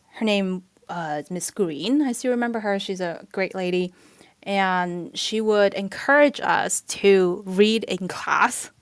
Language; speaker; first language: English; non-native, fluent; Chinese